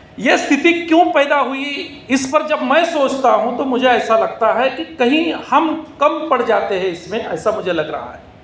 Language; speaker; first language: Hindi; non-native, local second language; Marathi